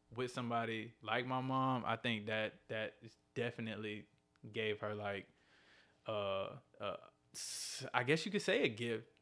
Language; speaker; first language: English; native; English